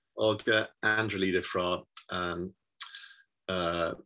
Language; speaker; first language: Norwegian; non-native, learner; English